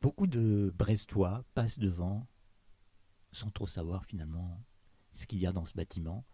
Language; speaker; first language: French; native; French